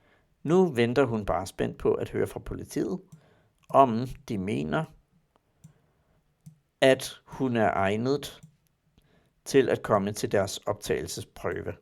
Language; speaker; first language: Danish; non-native, learner; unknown